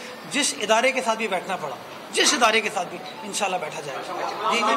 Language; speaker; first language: Urdu; native; Urdu